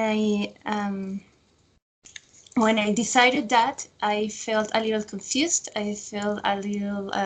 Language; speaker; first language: English; non-native, fluent; Spanish